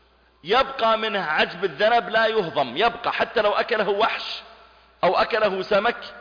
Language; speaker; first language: Arabic; native; Arabic